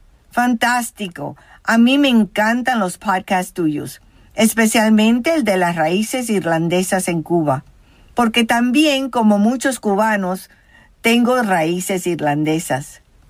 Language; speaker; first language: Spanish; early bilingual, heritage; Spanish